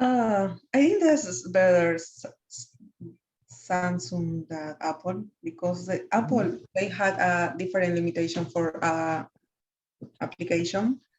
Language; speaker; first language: English; non-native, learner; Spanish